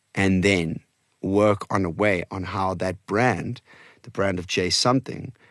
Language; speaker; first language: English; non-native, local second language; Portuguese